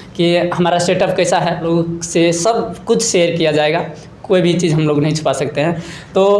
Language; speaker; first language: Hindi; native; Hindi